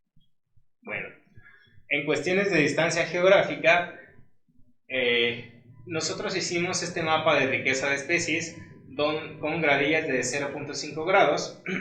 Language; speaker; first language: Spanish; native; Spanish